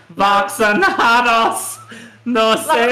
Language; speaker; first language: Spanish; non-native, learner; English